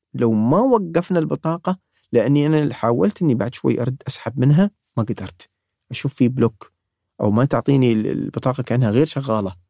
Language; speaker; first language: Arabic; native; Arabic